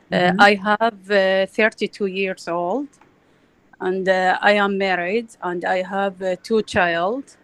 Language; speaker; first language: English; non-native, learner; Arabic